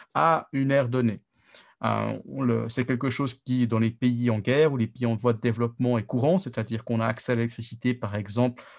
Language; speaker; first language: French; native; French